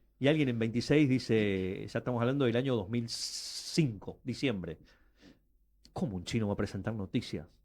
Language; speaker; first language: Spanish; early bilingual, other home language; Chinese